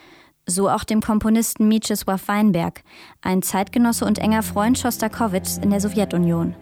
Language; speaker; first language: German; native; German